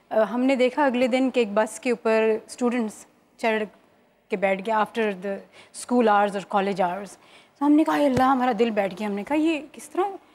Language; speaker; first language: Urdu; native; Urdu